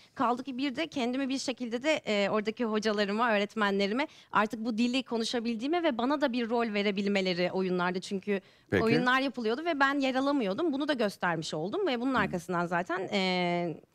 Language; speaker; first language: Turkish; native; Turkish